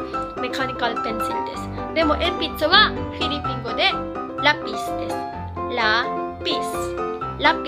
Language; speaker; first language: Japanese; non-native, fluent; Filipino